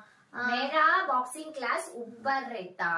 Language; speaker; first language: Hindi; non-native, local second language; Tamil